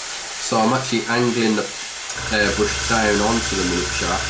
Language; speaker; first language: English; native; English